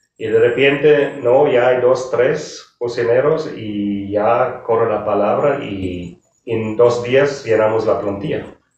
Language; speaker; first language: Spanish; non-native, fluent; German